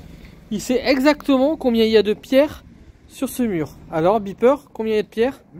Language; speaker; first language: French; native; French